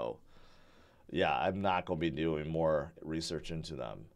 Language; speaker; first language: English; native; English